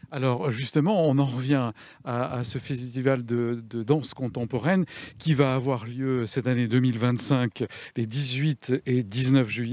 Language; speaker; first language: French; native; French